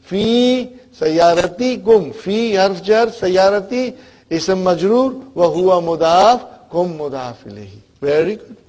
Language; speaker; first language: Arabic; non-native, fluent; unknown